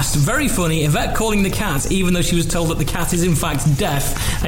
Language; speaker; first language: English; native; English